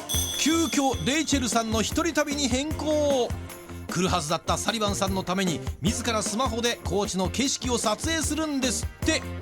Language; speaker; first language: Japanese; native; Japanese